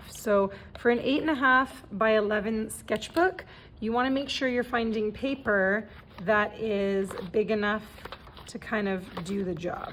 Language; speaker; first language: English; native; English